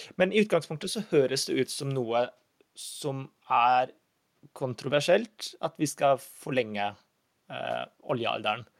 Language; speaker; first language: Norwegian; non-native, fluent; German